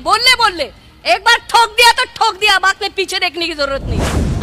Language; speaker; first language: Hindi; non-native, local second language; Marathi